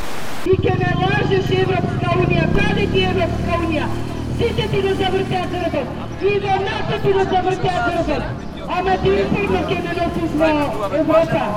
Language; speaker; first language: Macedonian; native; Macedonian